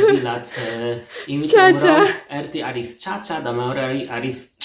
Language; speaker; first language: Georgian; non-native, learner; Polish